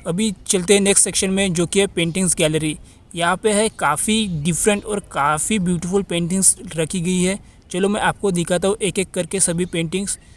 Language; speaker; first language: Hindi; non-native, local second language; Marathi